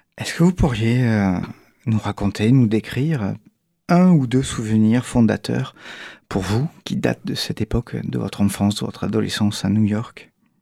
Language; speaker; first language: French; native; French